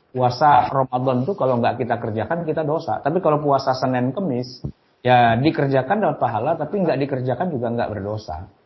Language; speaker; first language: Indonesian; native; Indonesian